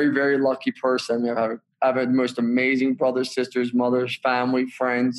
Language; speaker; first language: English; native; English